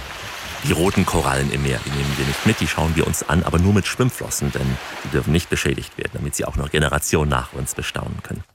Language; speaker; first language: German; native; German